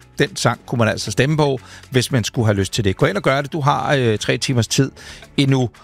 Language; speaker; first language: Danish; native; Danish